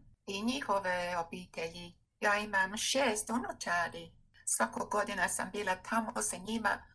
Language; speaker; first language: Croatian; non-native, fluent; English